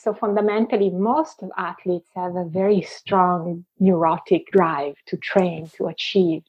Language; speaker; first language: English; non-native, fluent; Italian